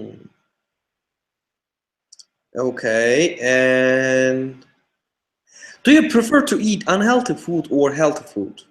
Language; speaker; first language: English; non-native, fluent; Turkish